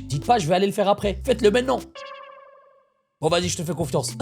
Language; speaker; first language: French; native; French